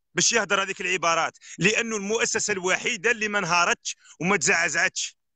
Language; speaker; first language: Arabic; native; Arabic